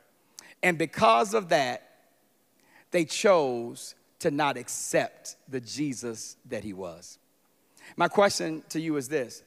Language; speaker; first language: English; native; English